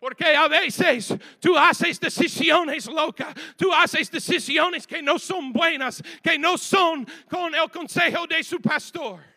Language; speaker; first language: Spanish; non-native, fluent; English